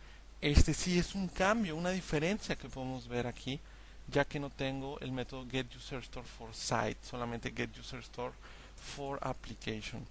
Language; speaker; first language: Spanish; native; Spanish